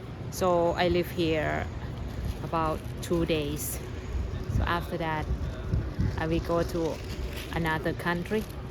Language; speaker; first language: English; non-native, learner; Thai